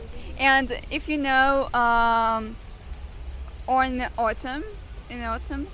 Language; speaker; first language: English; non-native, fluent; Armenian